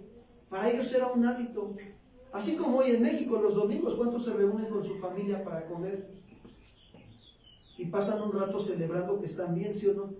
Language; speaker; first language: Spanish; native; Spanish